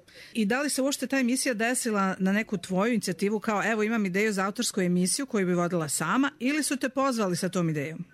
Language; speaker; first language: Croatian; native; Croatian